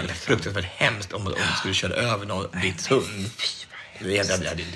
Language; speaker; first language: Swedish; native; Swedish